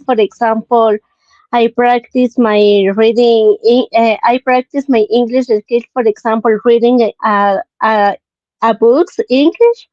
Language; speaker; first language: English; non-native, learner; Spanish